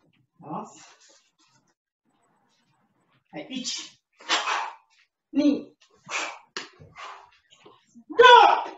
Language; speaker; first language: French; native; French